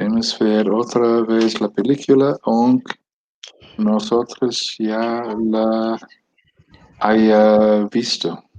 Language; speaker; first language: Spanish; non-native, learner; English